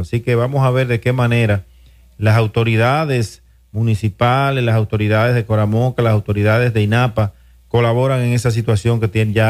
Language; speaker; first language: Spanish; native; Spanish